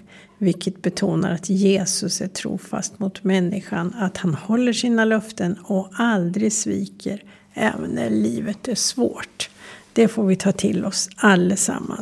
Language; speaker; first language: Swedish; native; Swedish